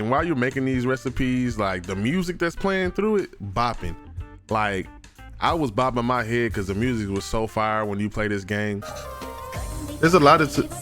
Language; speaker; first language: English; native; English